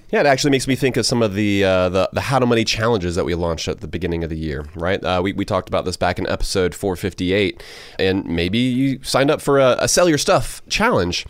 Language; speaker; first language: English; native; English